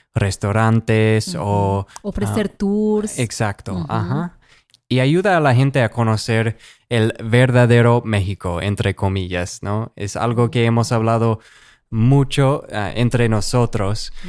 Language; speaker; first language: Spanish; native; Spanish